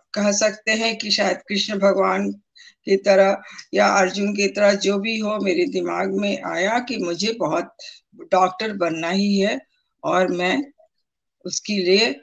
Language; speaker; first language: Hindi; native; Hindi